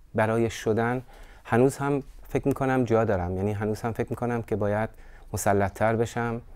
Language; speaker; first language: Persian; native; Persian